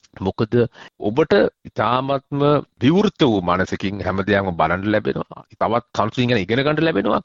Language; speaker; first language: Sinhala; native; Sinhala